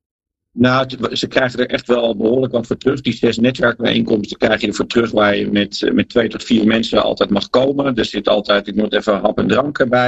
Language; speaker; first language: Dutch; native; Dutch